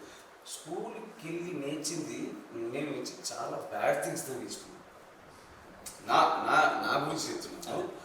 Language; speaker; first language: Telugu; non-native, learner; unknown